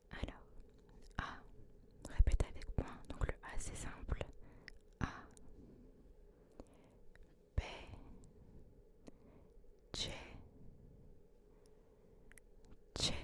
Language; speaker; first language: French; early bilingual, other home language; Turkish